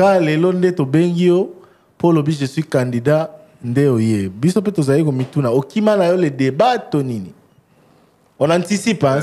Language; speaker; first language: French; non-native, local second language; Lingala